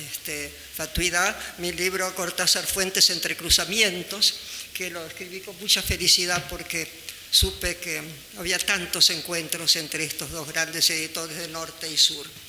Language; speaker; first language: Spanish; native; Spanish